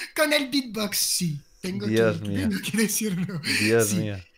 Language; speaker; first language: Spanish; non-native, fluent; French